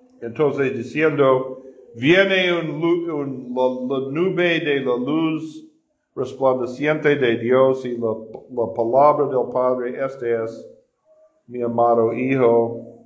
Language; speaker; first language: Spanish; non-native, fluent; English